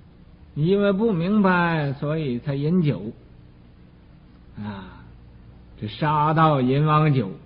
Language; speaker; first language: Chinese; native; Chinese